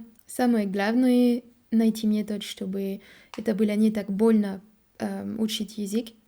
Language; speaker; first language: Russian; non-native, learner; French